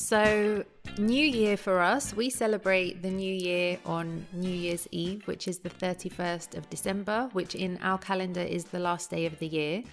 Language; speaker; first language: English; native; English